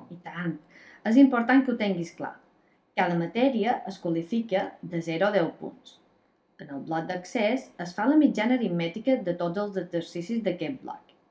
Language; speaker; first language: Catalan; native; Catalan